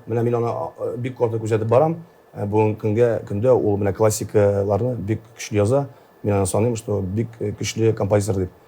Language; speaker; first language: Tatar; native; Tatar